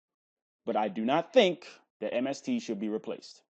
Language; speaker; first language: English; native; English